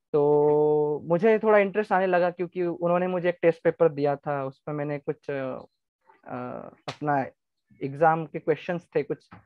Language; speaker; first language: Hindi; non-native, local second language; Gujarati